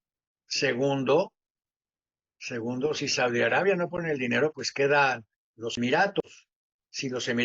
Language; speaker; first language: Spanish; native; Spanish